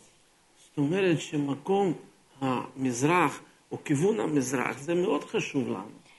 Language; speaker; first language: Hebrew; non-native, fluent; Russian